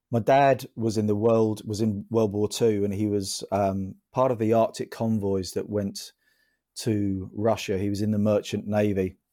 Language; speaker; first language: English; native; English